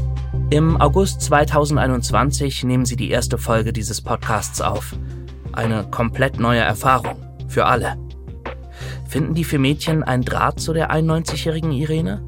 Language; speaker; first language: German; native; German